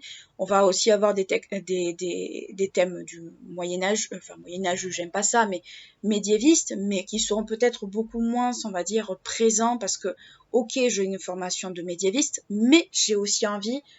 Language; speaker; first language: French; native; French